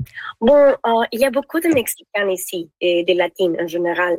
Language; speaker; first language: French; non-native, learner; Spanish